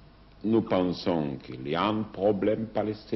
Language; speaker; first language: French; non-native, fluent; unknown